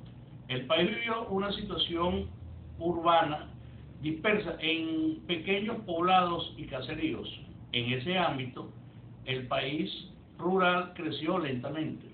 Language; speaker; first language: Spanish; native; Spanish